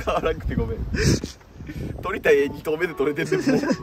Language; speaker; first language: Japanese; native; Japanese